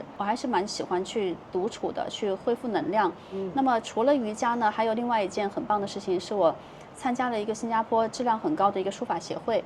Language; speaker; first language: Chinese; native; Chinese